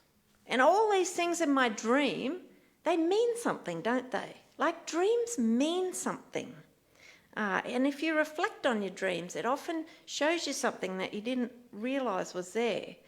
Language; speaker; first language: English; native; English